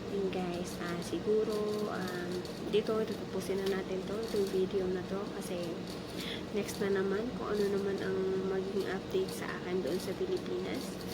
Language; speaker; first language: Filipino; non-native, local second language; Bikol